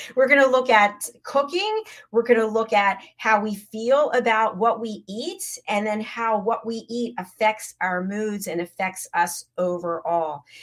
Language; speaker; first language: English; native; English